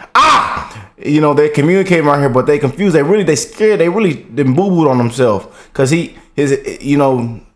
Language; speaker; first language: English; native; English